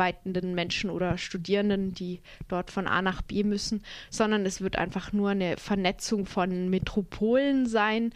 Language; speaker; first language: German; native; German